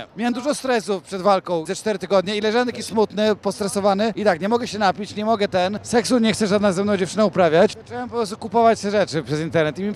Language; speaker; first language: Polish; native; Polish